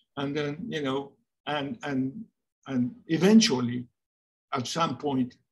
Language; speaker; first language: English; non-native, fluent; Persian